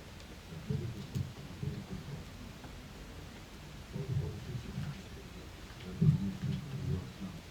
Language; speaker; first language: English; non-native, learner; French